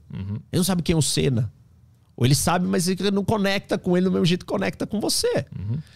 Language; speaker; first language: Portuguese; native; Portuguese